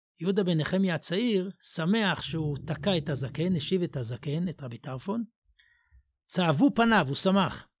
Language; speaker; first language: Hebrew; native; Hebrew